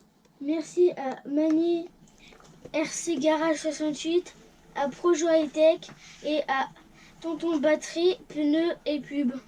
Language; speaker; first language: French; native; French